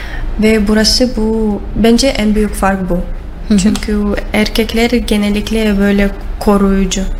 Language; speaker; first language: Turkish; non-native, learner; Russian